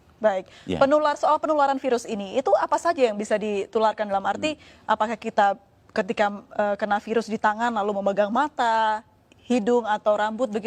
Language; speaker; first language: Indonesian; native; Indonesian